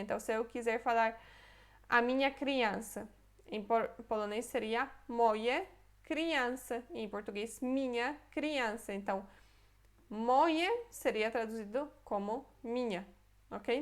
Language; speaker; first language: Portuguese; non-native, fluent; Polish